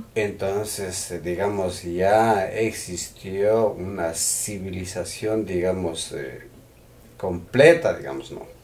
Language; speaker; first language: Spanish; non-native, local second language; Quechua